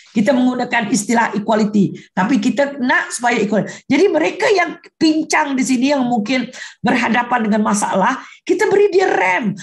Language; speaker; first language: Malay; non-native, local second language; Iban